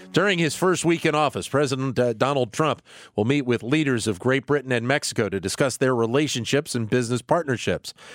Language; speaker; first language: English; native; English